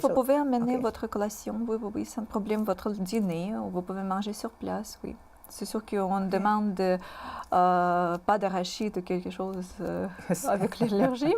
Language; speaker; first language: French; non-native, fluent; Russian